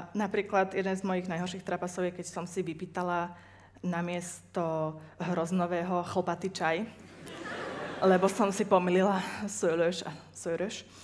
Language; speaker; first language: Slovak; native; Slovak